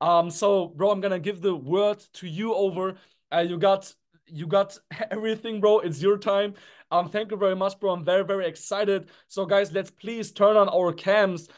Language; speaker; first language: English; non-native, fluent; German